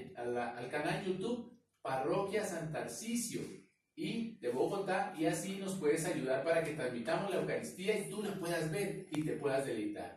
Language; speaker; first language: Spanish; native; Spanish